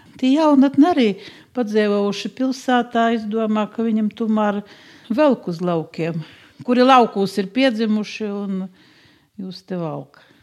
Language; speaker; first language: Latvian; native; Latvian